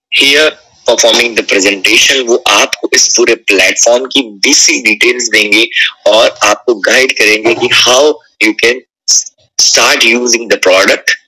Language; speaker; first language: Hindi; native; Hindi